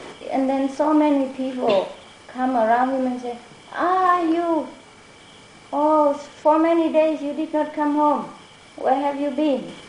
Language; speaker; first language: English; non-native, fluent; Vietnamese